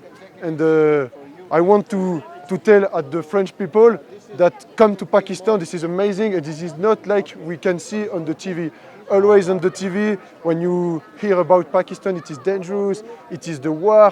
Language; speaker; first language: English; non-native, fluent; French